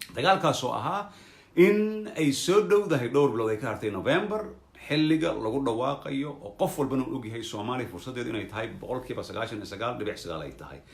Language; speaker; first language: Somali; native; Somali